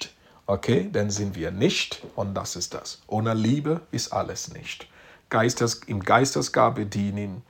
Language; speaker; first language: German; non-native, fluent; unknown